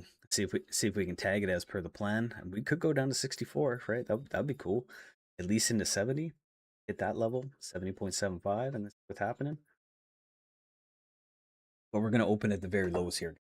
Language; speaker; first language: English; native; English